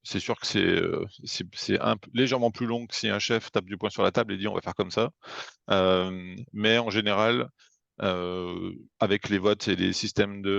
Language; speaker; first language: French; native; French